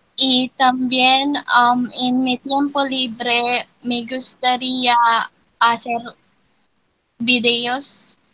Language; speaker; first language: Spanish; non-native, learner; Filipino